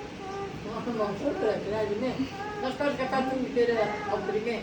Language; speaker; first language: Catalan; native; Catalan